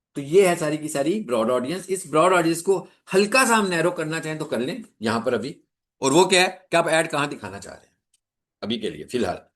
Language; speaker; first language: Urdu; non-native, local second language; Punjabi